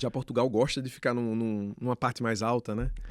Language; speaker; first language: Portuguese; native; Portuguese